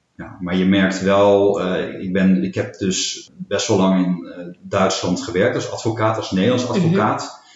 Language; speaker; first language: Dutch; native; Dutch